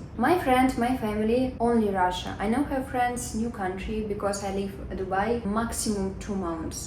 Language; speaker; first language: English; non-native, learner; Russian